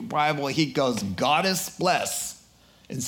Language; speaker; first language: English; native; English